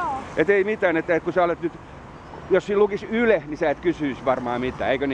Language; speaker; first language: Finnish; native; Finnish